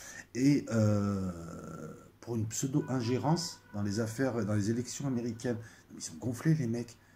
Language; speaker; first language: French; native; French